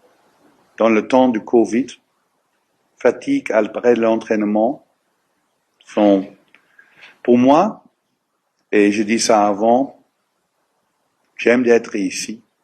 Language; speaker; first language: French; non-native, learner; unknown